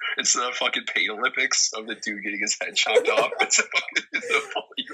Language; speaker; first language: English; native; English